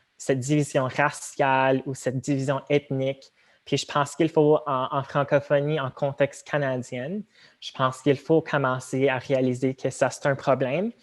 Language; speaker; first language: French; non-native, local second language; Tamil